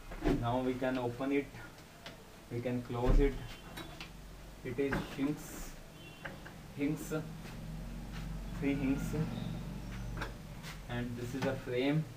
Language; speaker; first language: English; non-native, local second language; Hindi